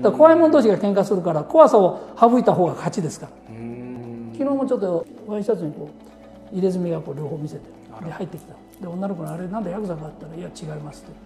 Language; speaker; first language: Japanese; native; Japanese